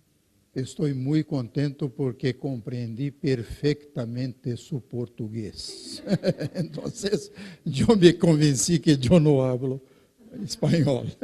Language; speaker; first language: Spanish; non-native, fluent; Portuguese